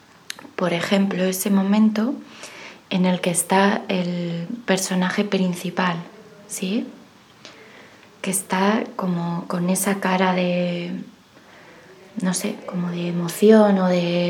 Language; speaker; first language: Spanish; native; Spanish